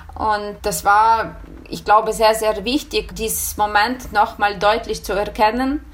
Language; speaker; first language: German; non-native, fluent; Ukrainian